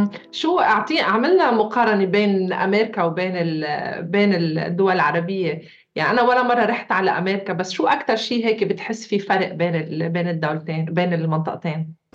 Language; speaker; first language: Arabic; native; Arabic